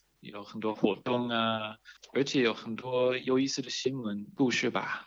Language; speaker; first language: Chinese; non-native, fluent; English